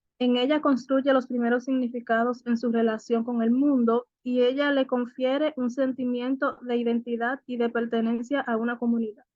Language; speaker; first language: Spanish; native; Spanish